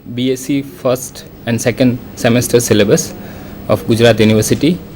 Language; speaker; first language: English; non-native, local second language; Gujarati